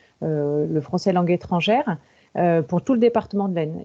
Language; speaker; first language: French; native; French